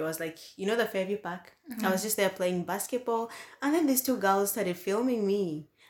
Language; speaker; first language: English; non-native, local second language; Ganda